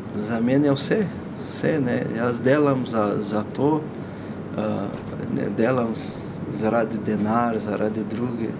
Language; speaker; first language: Slovenian; non-native, fluent; Portuguese